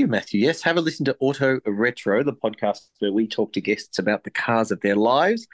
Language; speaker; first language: English; native; English